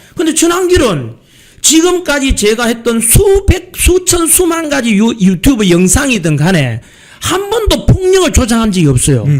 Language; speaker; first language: Korean; native; Korean